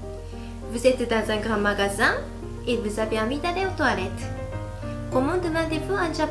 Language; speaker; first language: French; non-native, fluent; Japanese